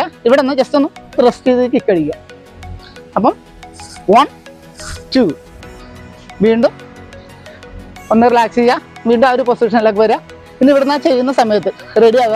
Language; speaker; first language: Malayalam; native; Malayalam